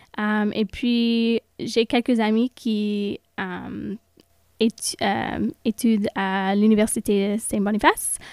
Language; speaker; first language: French; non-native, local second language; English